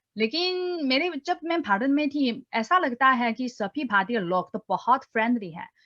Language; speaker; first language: Hindi; non-native, fluent; Chinese